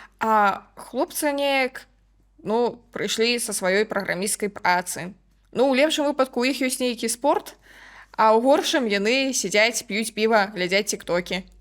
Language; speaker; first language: Belarusian; non-native, local second language; Russian